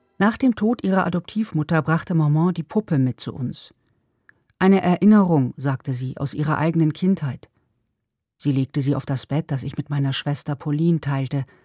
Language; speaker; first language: German; native; German